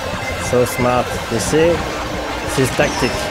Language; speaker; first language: English; non-native, learner; French